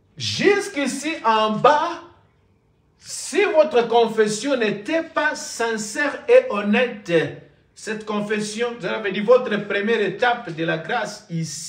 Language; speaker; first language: French; non-native, local second language; Lingala